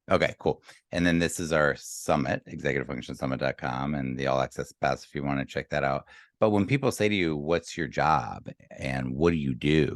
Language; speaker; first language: English; native; English